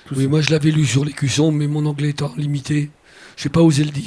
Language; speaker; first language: French; native; French